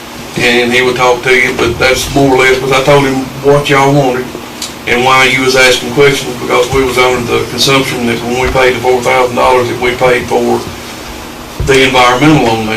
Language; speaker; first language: English; native; English